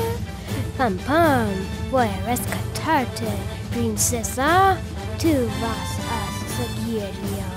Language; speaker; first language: Spanish; non-native, learner; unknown